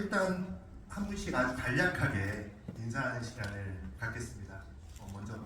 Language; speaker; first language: Korean; native; Korean